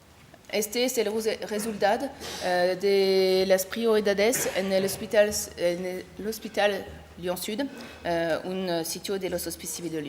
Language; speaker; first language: Spanish; non-native, learner; French